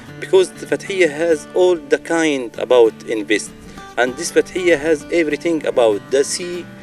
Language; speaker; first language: English; non-native, learner; Arabic